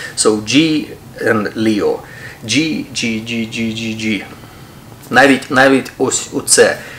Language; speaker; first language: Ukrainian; non-native, local second language; Russian